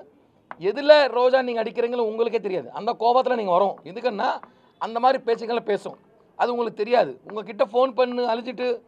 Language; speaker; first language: Tamil; non-native, local second language; Telugu